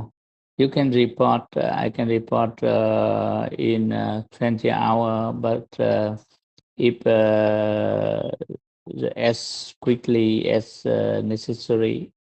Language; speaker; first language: English; non-native, learner; Vietnamese